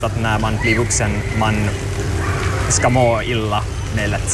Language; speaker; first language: Swedish; non-native, learner; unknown